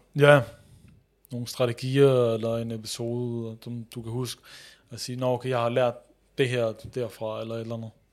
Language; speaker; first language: Danish; early bilingual, other home language; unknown